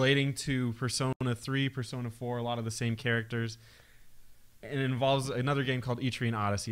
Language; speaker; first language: English; native; English